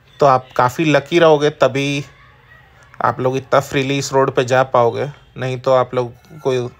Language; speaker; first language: Hindi; native; Hindi